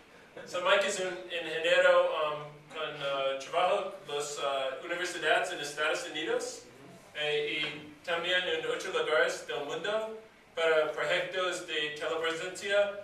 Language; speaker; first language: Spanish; non-native, learner; English